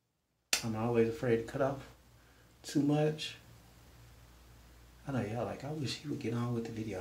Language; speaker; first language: English; native; English